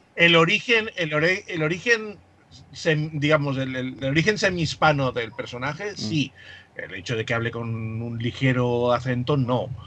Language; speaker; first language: Spanish; native; Spanish